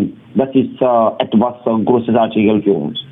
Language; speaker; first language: German; non-native, learner; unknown